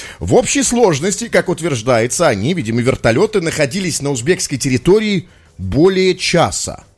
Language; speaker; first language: Russian; native; Russian